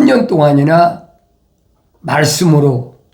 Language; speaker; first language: Korean; native; Korean